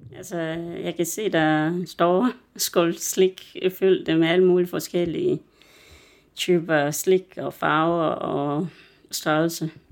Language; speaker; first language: Danish; non-native, fluent; Swahili